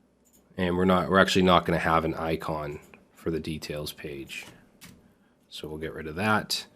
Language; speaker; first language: English; native; English